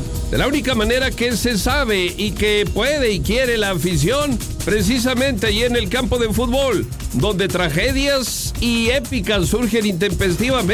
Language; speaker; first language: Spanish; native; Spanish